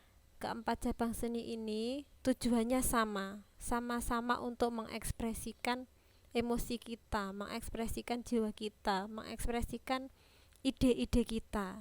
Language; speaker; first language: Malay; non-native, local second language; Javanese